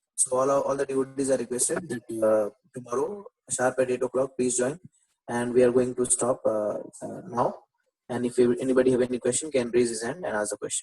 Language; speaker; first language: English; non-native, local second language; Hindi